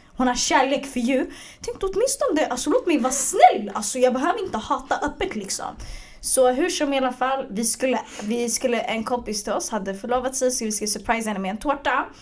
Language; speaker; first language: Swedish; early bilingual, other home language; Arabic